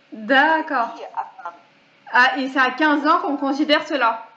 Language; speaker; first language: French; native; French